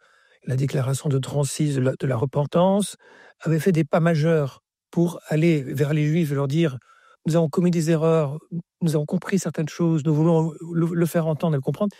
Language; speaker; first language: French; native; French